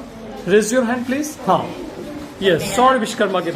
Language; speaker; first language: Hindi; native; Hindi